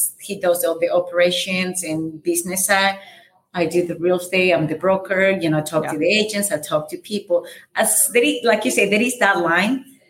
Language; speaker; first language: English; non-native, fluent; Spanish